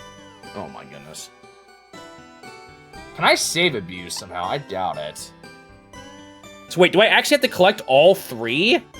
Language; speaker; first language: English; native; English